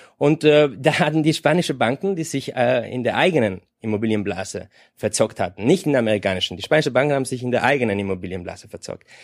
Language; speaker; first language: German; non-native, fluent; Spanish